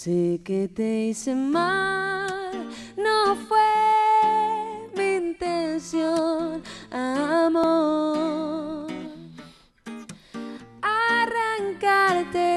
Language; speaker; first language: Spanish; native; Spanish